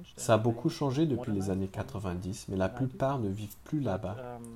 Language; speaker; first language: French; non-native, fluent; German